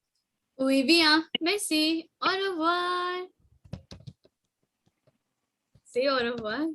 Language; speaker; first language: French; non-native, fluent; Hindi